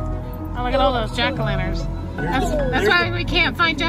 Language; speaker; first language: English; native; English